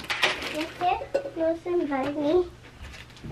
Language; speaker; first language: Spanish; early bilingual, heritage; English